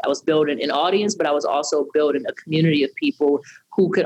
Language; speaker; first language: English; native; English